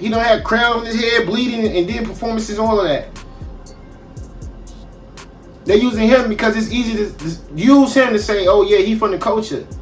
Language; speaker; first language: English; native; English